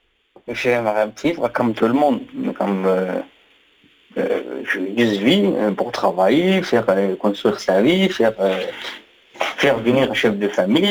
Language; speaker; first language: French; non-native, learner; Somali